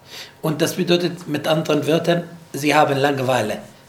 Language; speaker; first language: German; non-native, fluent; Arabic